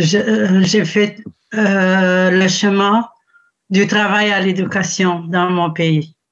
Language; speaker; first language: French; non-native, fluent; Kabuverdianu